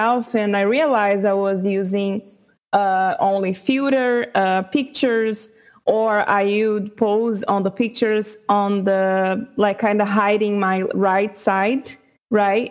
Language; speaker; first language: English; non-native, fluent; Portuguese